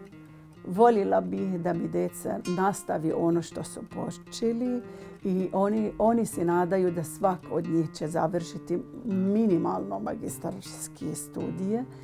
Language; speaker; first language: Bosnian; non-native, learner; Arabic